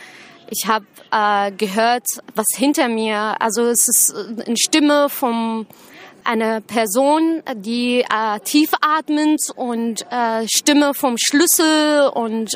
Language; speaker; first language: German; non-native, learner; Arabic